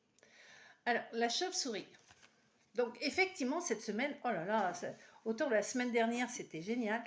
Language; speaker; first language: French; native; French